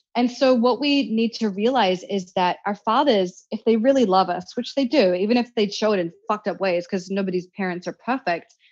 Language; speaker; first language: English; native; English